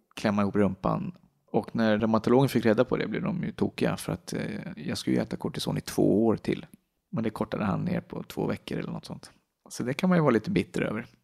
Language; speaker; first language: Swedish; native; Swedish